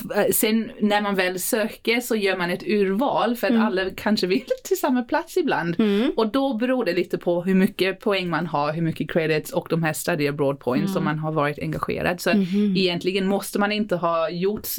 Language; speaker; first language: Swedish; non-native, fluent; Afrikaans